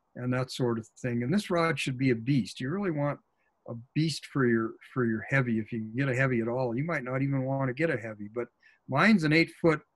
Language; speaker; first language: English; native; English